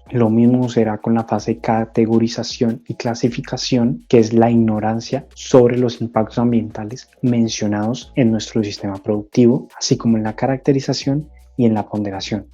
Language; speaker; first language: Spanish; native; Spanish